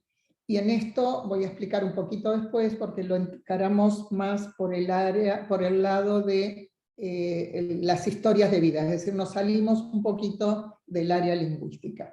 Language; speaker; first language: Spanish; native; Spanish